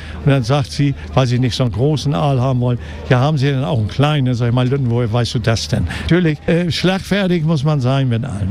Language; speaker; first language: German; native; German